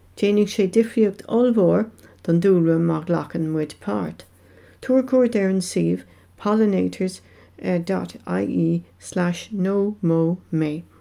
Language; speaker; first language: Irish; non-native, local second language; English